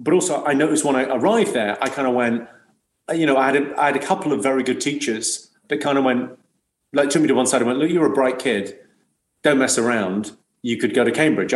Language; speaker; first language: English; native; English